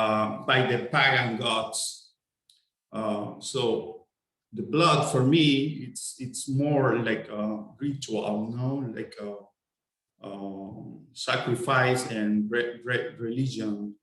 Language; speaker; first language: English; non-native, fluent; Spanish